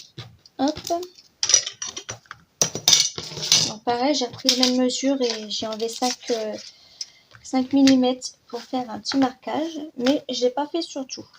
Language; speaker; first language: French; native; French